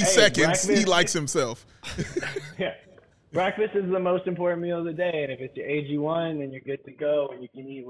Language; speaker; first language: English; native; English